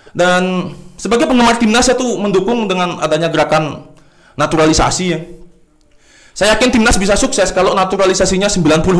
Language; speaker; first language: Indonesian; native; Indonesian